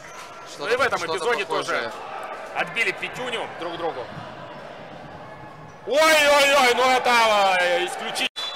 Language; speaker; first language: Russian; native; Russian